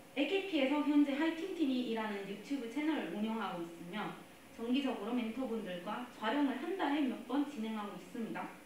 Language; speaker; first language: Korean; non-native, fluent; Spanish